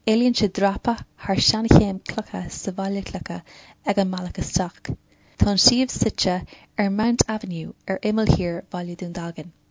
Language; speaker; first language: Irish; non-native, local second language; English